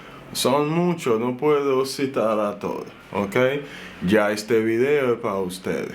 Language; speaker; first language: Spanish; non-native, fluent; Haitian Creole